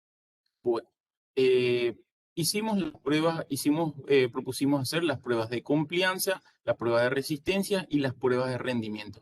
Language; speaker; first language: Spanish; native; Spanish